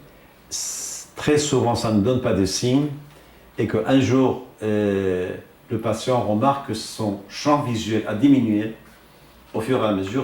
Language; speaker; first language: French; non-native, fluent; Persian